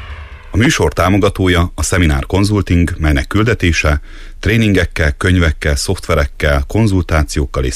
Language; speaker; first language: Hungarian; native; Hungarian